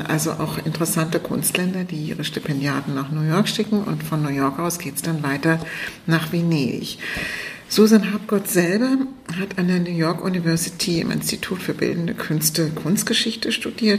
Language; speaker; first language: German; native; German